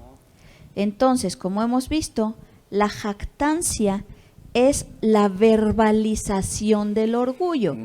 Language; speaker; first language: Spanish; native; Spanish